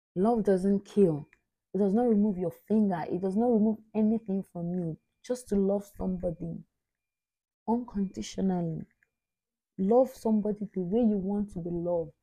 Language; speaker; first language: English; non-native, local second language; Igbo